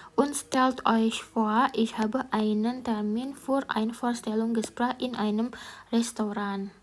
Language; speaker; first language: German; non-native, learner; Indonesian